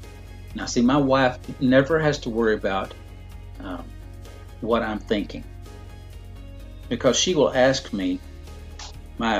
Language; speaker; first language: English; native; English